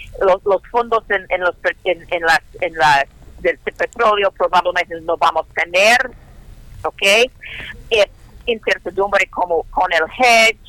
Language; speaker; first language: Spanish; non-native, learner; English